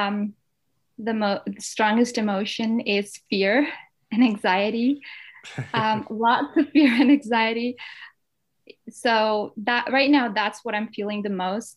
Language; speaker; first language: English; non-native, fluent; Danish